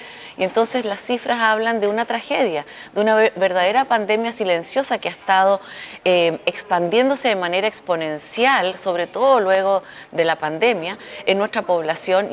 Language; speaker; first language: Spanish; native; Spanish